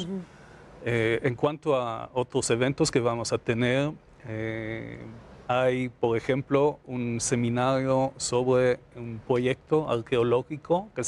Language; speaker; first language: Spanish; non-native, fluent; Hebrew